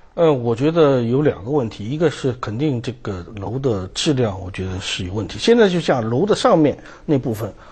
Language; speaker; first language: Chinese; native; Chinese